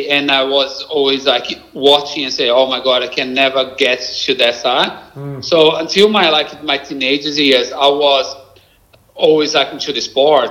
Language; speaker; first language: English; non-native, fluent; Portuguese